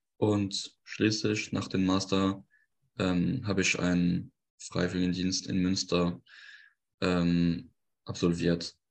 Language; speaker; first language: German; non-native, fluent; French